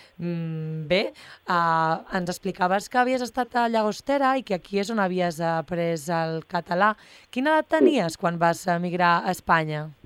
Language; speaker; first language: Catalan; native; Catalan